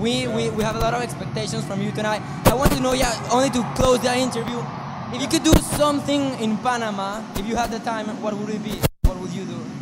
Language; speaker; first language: English; non-native, fluent; Spanish